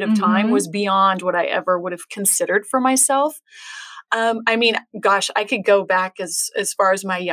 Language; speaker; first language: English; native; English